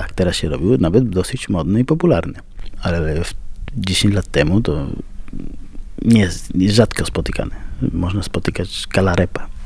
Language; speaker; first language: Polish; non-native, fluent; Spanish